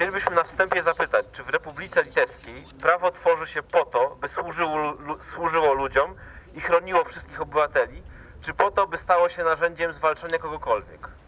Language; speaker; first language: Polish; native; Polish